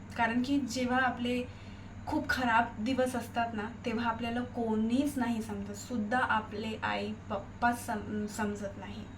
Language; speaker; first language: Marathi; non-native, local second language; Hindi